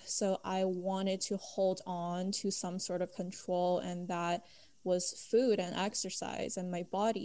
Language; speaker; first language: English; early bilingual, other home language; Chinese